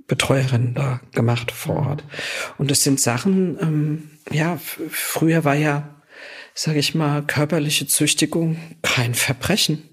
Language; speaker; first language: German; native; German